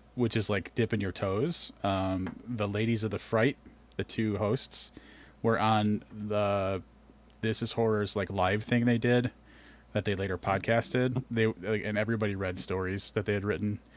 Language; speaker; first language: English; native; English